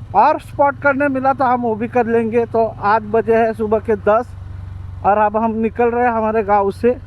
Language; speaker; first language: Hindi; non-native, local second language; Marathi